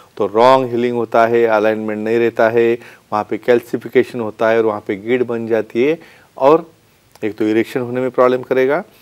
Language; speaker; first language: Hindi; non-native, local second language; Marathi